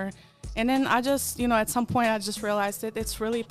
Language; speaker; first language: English; non-native, fluent; Polish